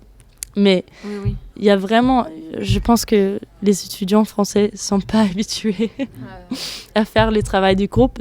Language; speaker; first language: French; non-native, fluent; Danish